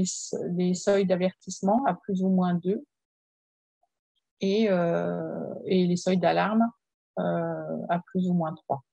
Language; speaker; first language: French; native; French